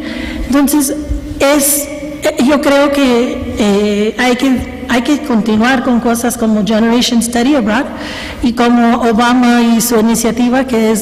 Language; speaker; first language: Spanish; early bilingual, heritage; Spanish